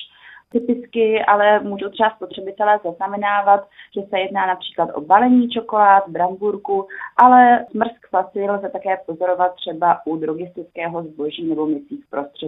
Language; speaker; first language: Czech; native; Czech